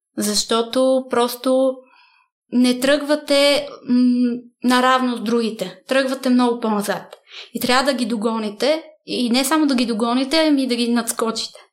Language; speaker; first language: Bulgarian; early bilingual, heritage; Bulgarian